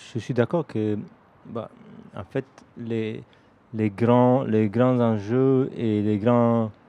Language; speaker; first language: French; non-native, fluent; Italian